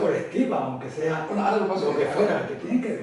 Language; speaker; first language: Spanish; native; Spanish